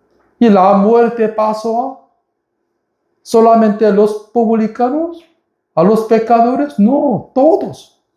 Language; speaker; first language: Spanish; non-native, fluent; Korean